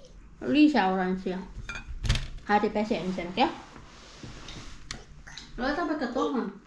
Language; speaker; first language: Finnish; non-native, learner; Filipino